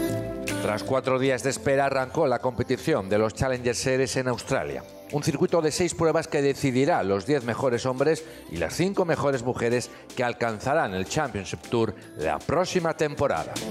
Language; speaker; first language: Spanish; native; Spanish